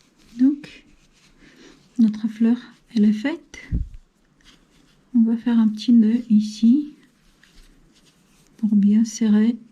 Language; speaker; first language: French; non-native, fluent; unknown